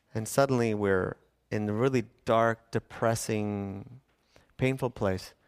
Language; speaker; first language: English; native; English